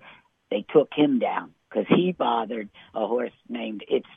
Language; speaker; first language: English; native; English